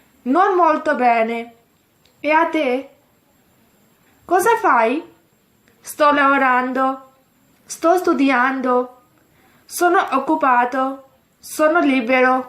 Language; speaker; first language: Italian; non-native, fluent; Urdu